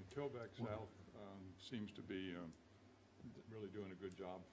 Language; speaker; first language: English; native; English